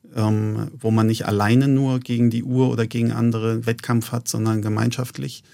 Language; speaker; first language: German; native; German